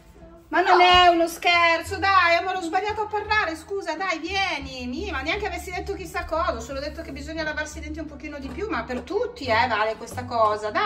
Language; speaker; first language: Italian; native; Italian